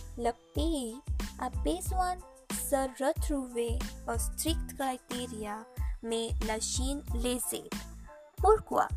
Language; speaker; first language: French; non-native, learner; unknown